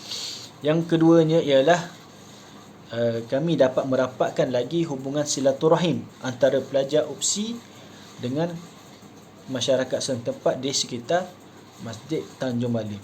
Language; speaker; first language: Malay; native; Malay